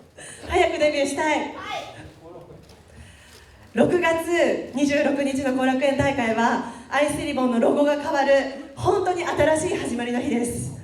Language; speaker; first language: Japanese; native; Japanese